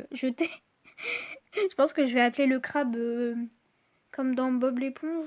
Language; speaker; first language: French; native; French